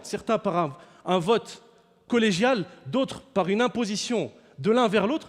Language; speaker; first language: French; native; French